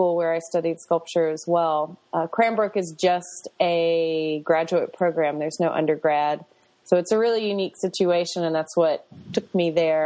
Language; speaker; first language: English; native; English